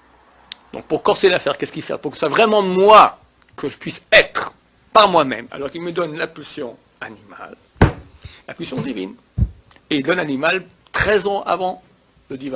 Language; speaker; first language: French; native; French